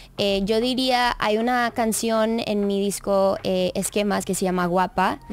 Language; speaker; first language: Spanish; early bilingual, heritage; English